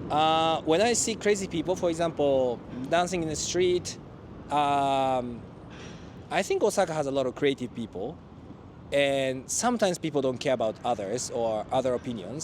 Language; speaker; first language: English; non-native, fluent; Japanese